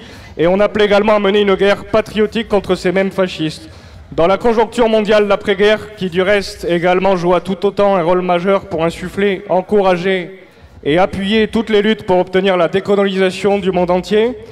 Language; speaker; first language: French; native; French